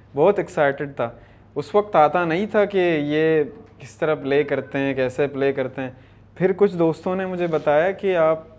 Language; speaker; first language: Urdu; non-native, local second language; Baluchi